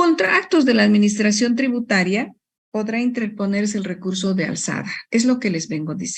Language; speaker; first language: Spanish; native; Spanish